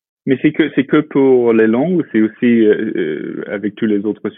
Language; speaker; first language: French; non-native, fluent; English